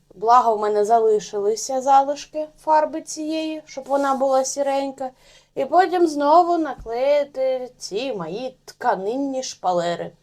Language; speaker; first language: Ukrainian; native; Ukrainian